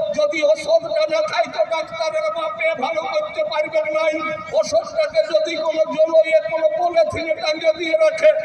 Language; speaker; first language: Bangla; non-native, local second language; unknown